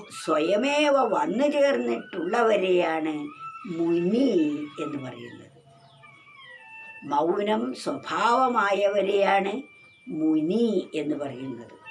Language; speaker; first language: Malayalam; native; Malayalam